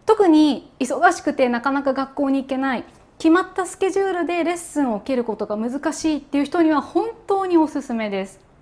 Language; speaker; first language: Japanese; native; Japanese